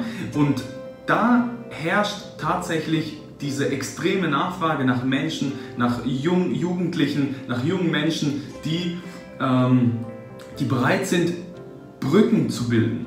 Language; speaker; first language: German; early bilingual, other home language; Russian